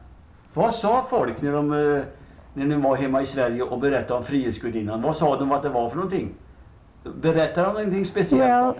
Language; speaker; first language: Swedish; native; Swedish